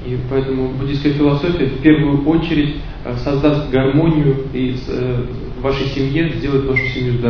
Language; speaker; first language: Russian; native; Russian